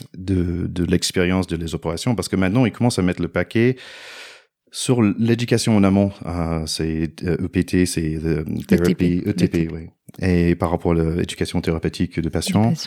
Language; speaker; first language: French; non-native, fluent; English